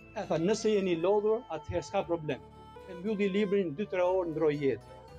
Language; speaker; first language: Albanian; native; Albanian